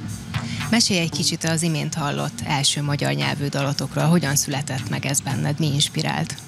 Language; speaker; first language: Hungarian; native; Hungarian